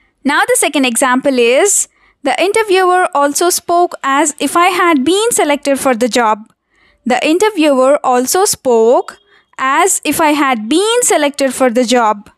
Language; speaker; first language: English; non-native, local second language; Telugu